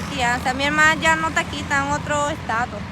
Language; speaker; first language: Portuguese; non-native, learner; Spanish